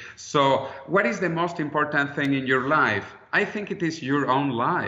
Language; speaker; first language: English; non-native, fluent; Spanish